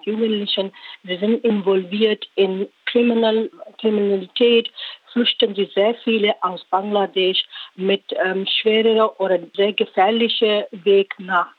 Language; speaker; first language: German; non-native, learner; Rohingya